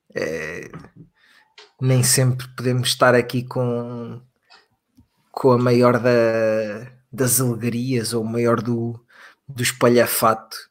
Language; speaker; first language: Portuguese; native; Portuguese